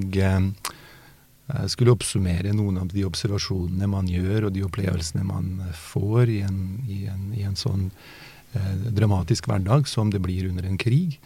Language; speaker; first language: Norwegian; early bilingual, other home language; Bosnian